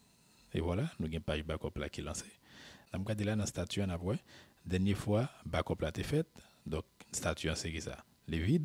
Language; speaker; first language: French; non-native, local second language; Haitian Creole